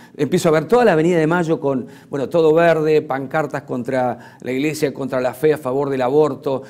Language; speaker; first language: Spanish; native; Spanish